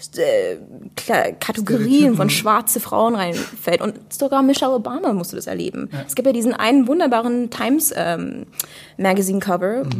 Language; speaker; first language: German; non-native, fluent; English